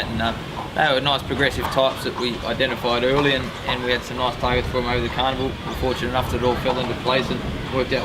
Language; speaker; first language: English; native; English